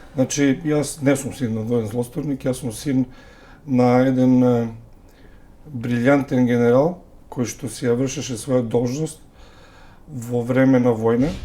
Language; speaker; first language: Macedonian; non-native, local second language; Serbian